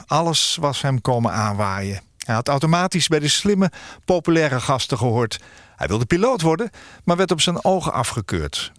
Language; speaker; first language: Dutch; native; Dutch